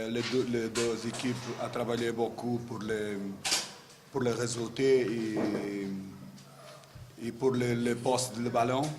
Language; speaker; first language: French; non-native, learner; Portuguese